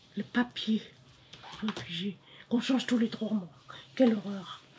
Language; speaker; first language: French; non-native, fluent; Khmer